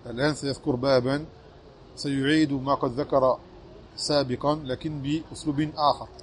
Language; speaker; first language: Arabic; non-native, fluent; French